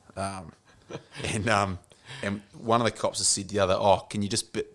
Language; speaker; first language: English; native; English